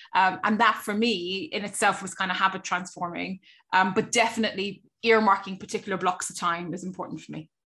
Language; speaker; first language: English; native; English